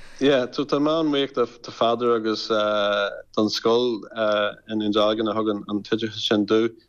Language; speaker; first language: Irish; non-native, local second language; English